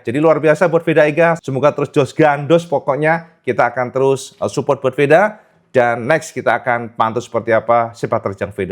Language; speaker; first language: Indonesian; native; Indonesian